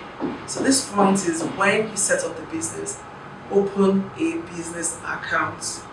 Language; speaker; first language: English; non-native, local second language; Yoruba